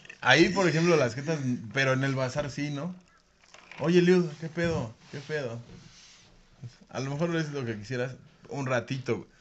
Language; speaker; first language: Spanish; native; Spanish